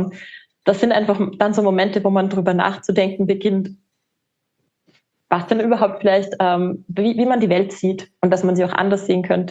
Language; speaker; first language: German; native; German